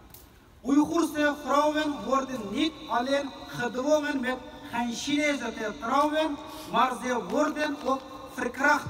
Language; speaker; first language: Dutch; non-native, fluent; Uyghur